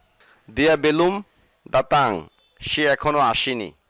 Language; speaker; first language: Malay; non-native, fluent; Bangla